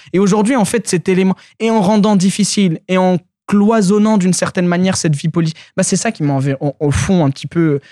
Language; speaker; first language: French; early bilingual, other home language; Arabic